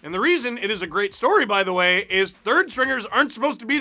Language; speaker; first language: English; native; English